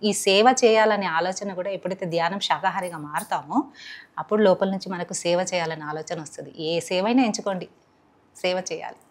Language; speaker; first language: Telugu; non-native, local second language; Hindi